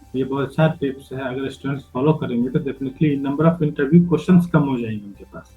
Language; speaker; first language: Hindi; native; Hindi